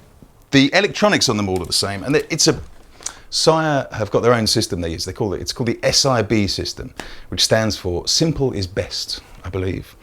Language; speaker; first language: English; native; English